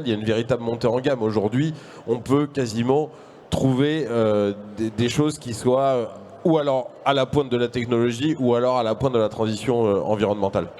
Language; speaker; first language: French; native; French